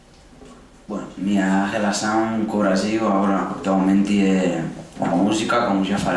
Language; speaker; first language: Portuguese; early bilingual, heritage; Portuguese